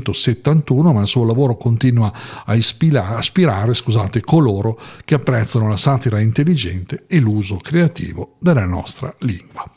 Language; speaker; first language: Italian; native; Italian